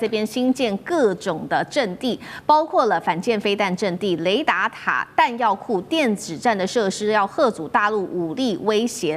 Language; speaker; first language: Chinese; native; Chinese